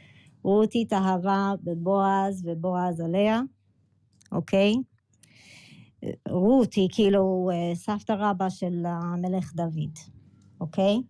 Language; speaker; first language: Hebrew; early bilingual, other home language; English